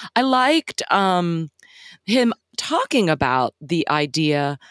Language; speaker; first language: English; native; English